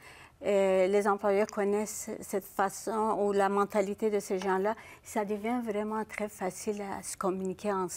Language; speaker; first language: French; non-native, fluent; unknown